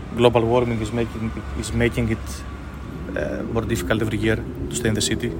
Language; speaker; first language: English; non-native, fluent; Greek